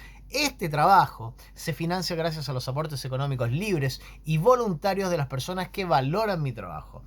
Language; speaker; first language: Spanish; native; Spanish